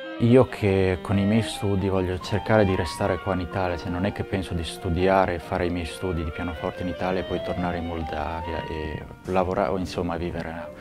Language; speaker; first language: Italian; early bilingual, other home language; Romanian